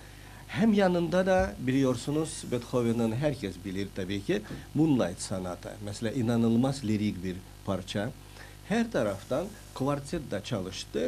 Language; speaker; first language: Turkish; non-native, fluent; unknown